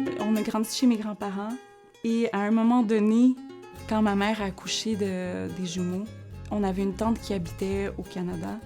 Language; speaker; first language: French; early bilingual, other home language; Spanish